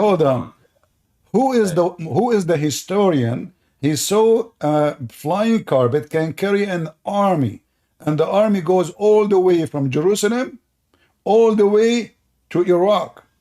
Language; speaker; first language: English; non-native, fluent; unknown